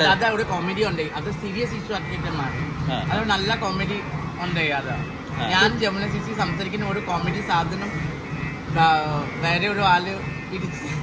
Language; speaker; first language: Malayalam; non-native, fluent; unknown